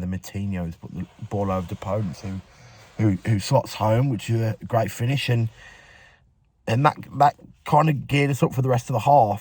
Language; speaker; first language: English; native; English